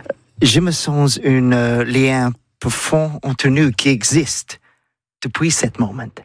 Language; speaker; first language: French; non-native, learner; English